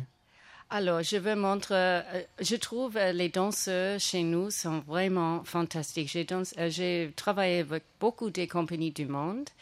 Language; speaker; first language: French; non-native, fluent; English